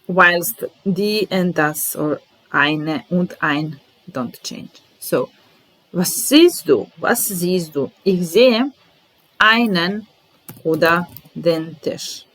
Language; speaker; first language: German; non-native, fluent; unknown